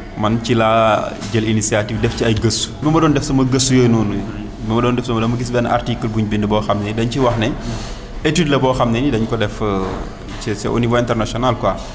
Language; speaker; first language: Wolof; native; Wolof